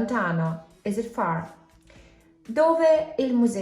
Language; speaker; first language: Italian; non-native, fluent; English